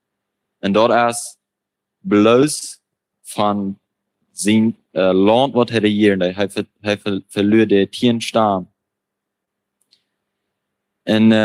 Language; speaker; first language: German; non-native, local second language; Plautdietsch